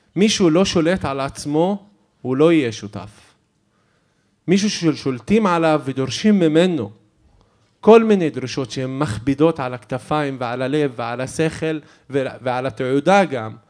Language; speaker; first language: Hebrew; non-native, local second language; Arabic